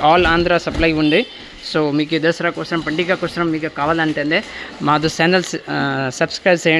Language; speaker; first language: Telugu; non-native, local second language; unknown